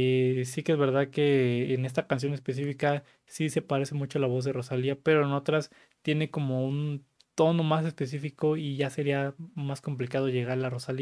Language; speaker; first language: Spanish; native; Spanish